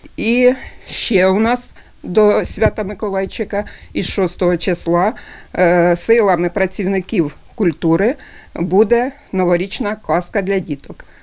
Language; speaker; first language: Ukrainian; native; Ukrainian